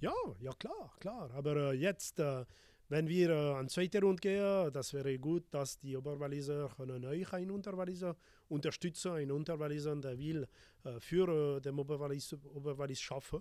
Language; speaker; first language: German; non-native, local second language; French